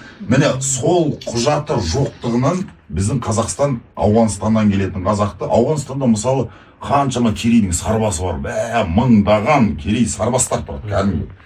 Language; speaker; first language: Kazakh; early bilingual, heritage; Kazakh